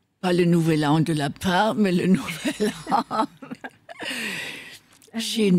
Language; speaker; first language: French; non-native, fluent; Danish